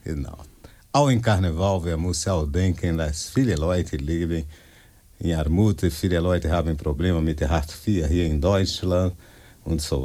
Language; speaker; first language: German; non-native, learner; Portuguese